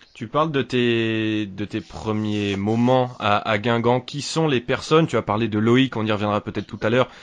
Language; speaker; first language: French; native; French